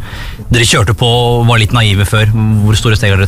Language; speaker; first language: Norwegian; native; Norwegian